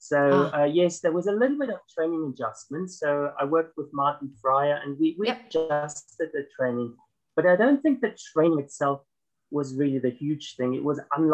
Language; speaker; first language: English; non-native, fluent; German